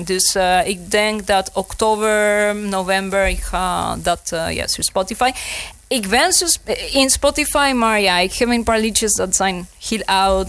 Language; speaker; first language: Dutch; non-native, learner; Spanish